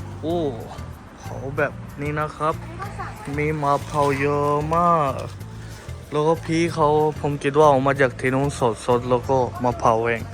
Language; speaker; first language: Thai; non-native, learner; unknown